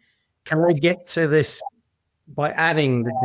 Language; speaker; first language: English; native; English